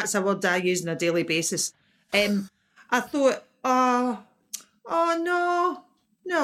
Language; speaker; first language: English; native; English